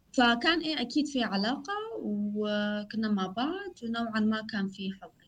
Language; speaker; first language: Arabic; non-native, local second language; Kurdish